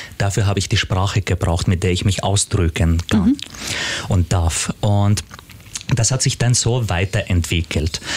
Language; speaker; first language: German; non-native, fluent; Arabic